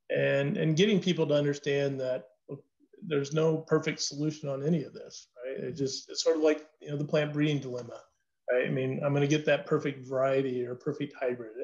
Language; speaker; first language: English; native; English